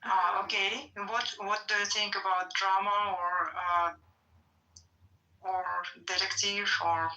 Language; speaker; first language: English; non-native, learner; Russian